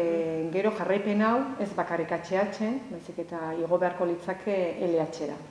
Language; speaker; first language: Basque; native; Basque